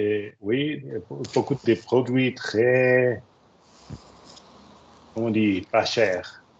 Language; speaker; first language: French; non-native, learner; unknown